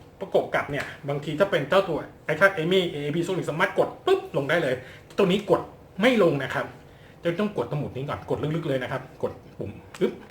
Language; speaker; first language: Thai; native; Thai